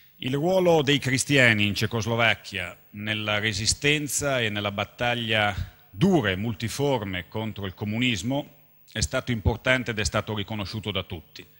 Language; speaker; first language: Italian; native; Italian